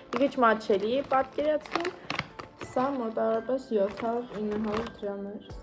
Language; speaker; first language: Armenian; native; Armenian